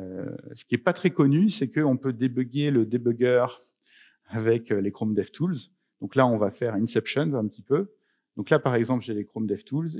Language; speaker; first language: French; native; French